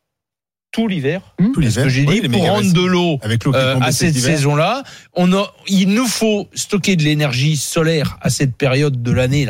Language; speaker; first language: French; native; French